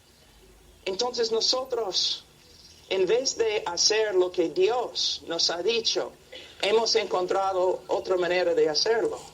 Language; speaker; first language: Spanish; non-native, fluent; English